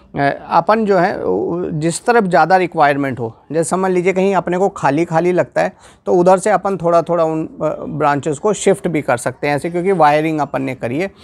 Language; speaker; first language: Hindi; non-native, local second language; Gujarati